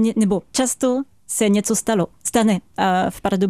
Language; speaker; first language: Czech; non-native, fluent; French